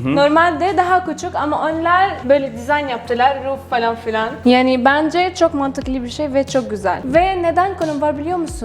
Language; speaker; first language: Turkish; non-native, learner; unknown